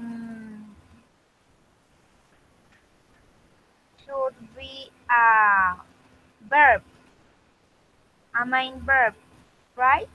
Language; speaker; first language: English; non-native, learner; Spanish